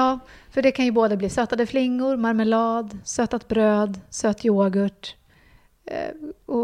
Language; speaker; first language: Swedish; native; Swedish